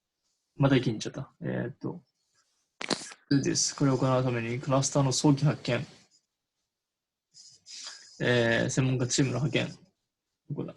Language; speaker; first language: Japanese; native; Japanese